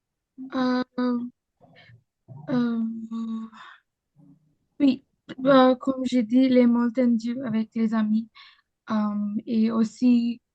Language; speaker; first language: French; non-native, learner; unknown